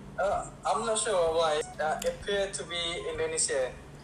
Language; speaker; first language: English; non-native, local second language; Malay